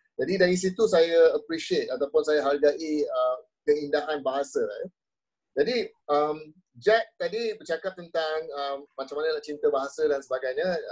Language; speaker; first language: Malay; native; Malay